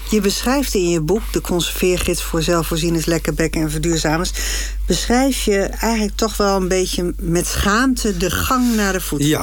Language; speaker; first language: Dutch; native; Dutch